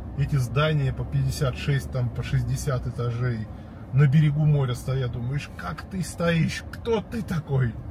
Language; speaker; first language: Russian; native; Russian